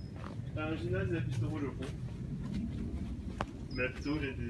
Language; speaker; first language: French; early bilingual, other home language; Japanese